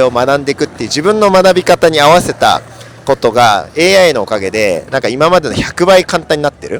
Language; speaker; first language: Japanese; native; Japanese